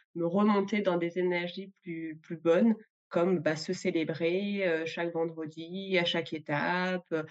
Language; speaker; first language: French; native; French